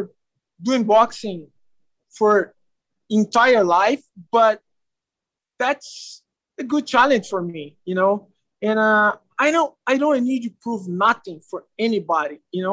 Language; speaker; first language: English; non-native, learner; Portuguese